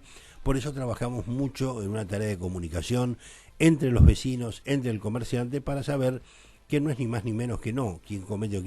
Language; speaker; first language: Spanish; native; Spanish